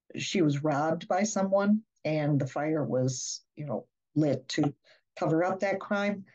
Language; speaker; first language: English; native; English